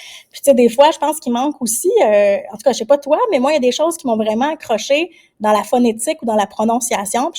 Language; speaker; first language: French; native; French